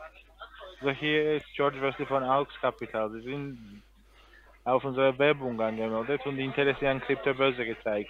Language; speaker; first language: German; non-native, learner; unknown